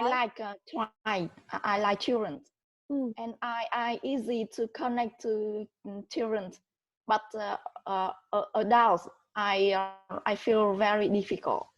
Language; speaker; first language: English; non-native, learner; Vietnamese